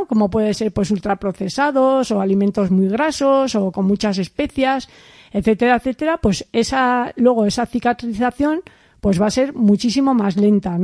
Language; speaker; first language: Spanish; native; Spanish